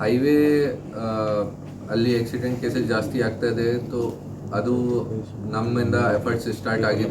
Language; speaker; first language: Kannada; non-native, fluent; Hindi